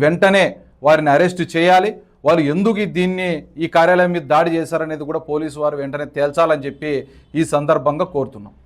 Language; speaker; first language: Telugu; native; Telugu